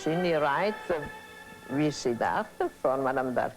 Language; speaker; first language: English; non-native, learner; Italian